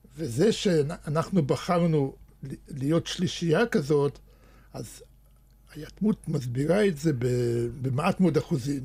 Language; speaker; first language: Hebrew; early bilingual, other home language; Russian